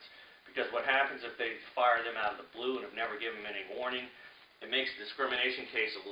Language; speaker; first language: English; native; English